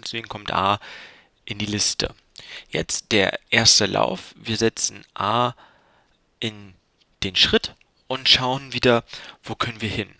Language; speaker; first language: German; native; German